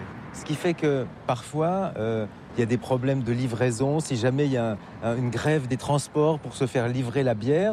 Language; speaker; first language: French; native; French